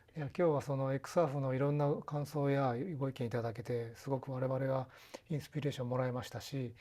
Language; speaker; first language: Japanese; native; Japanese